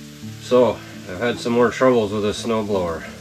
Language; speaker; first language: English; native; English